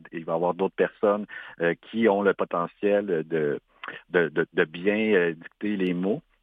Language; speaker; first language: French; native; French